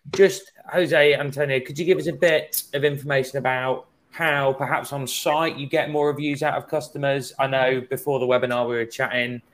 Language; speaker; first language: English; native; English